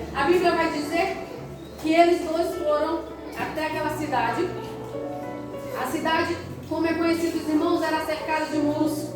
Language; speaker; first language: Portuguese; native; Portuguese